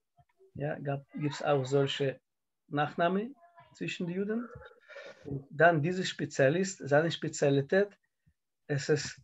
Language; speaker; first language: German; non-native, learner; Russian